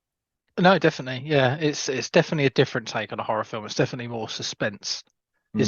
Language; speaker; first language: English; native; English